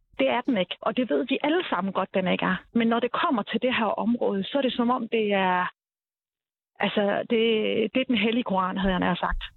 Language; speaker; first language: Danish; early bilingual, other home language; Arabic